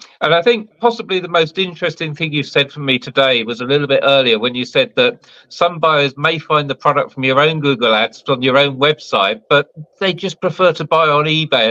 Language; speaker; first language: English; native; English